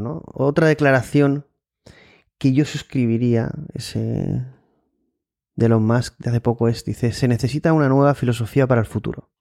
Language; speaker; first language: Spanish; native; Spanish